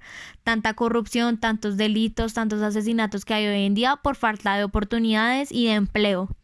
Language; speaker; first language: Spanish; native; Spanish